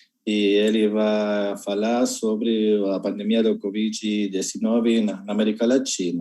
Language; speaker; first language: Portuguese; non-native, fluent; Spanish